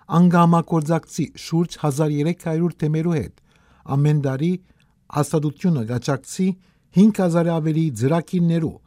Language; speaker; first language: Armenian; early bilingual, heritage; Armenian